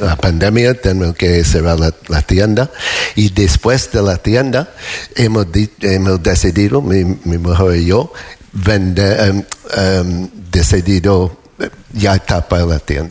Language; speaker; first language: Spanish; non-native, fluent; English